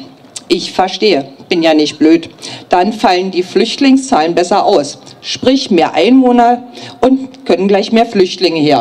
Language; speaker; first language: German; native; German